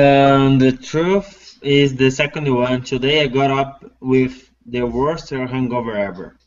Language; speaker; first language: English; non-native, learner; Portuguese